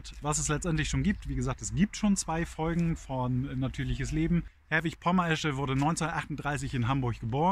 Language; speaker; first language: German; native; German